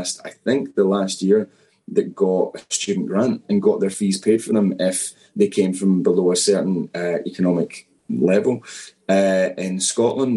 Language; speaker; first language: English; native; English